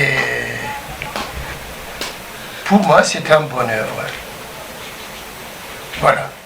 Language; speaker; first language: French; non-native, learner; Turkish